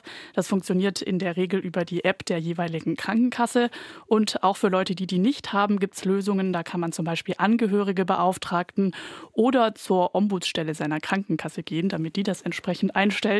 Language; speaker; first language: German; native; German